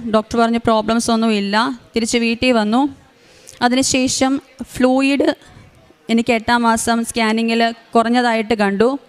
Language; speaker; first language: Malayalam; native; Malayalam